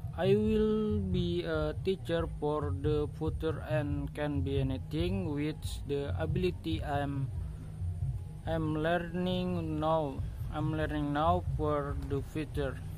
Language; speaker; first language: English; non-native, learner; Indonesian